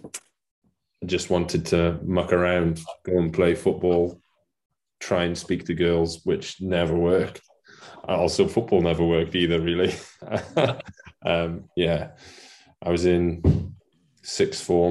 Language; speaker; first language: English; non-native, local second language; Welsh